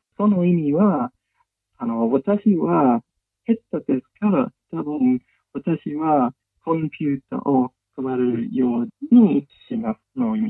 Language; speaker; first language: Japanese; non-native, learner; English